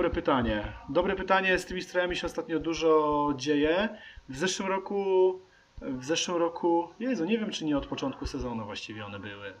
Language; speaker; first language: Polish; native; Polish